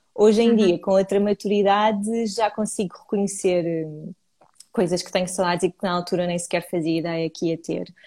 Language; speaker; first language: Portuguese; native; Portuguese